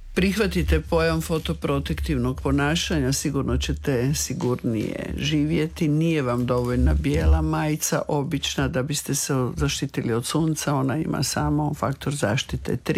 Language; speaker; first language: Serbian; native; Serbian